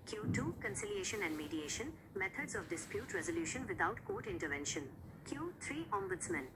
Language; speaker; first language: English; non-native, local second language; Marathi